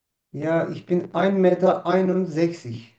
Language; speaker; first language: German; non-native, learner; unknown